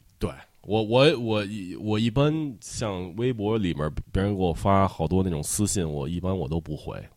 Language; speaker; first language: Chinese; early bilingual, heritage; Chinese